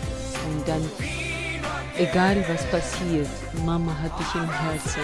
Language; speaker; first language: German; non-native, learner; Albanian